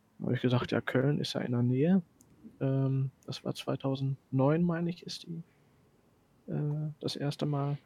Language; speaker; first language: German; native; German